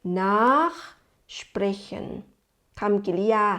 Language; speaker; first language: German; non-native, fluent; Thai